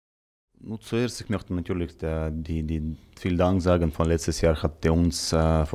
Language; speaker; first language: German; non-native, learner; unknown